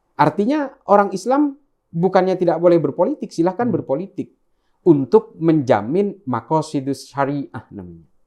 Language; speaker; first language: Indonesian; non-native, local second language; Madurese